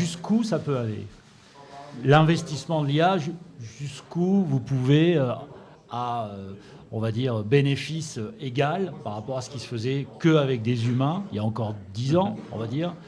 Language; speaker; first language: French; native; French